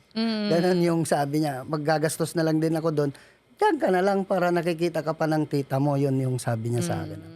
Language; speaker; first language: Filipino; non-native, local second language; Iloko